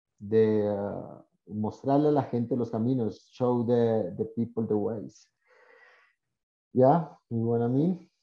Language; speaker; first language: English; non-native, learner; Spanish